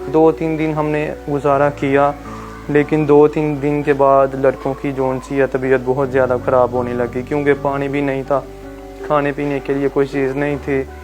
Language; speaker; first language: Urdu; non-native, local second language; Punjabi